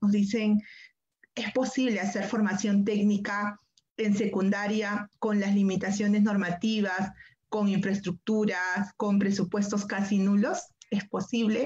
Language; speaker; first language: Spanish; native; Spanish